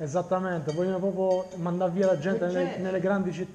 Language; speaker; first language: Italian; native; Italian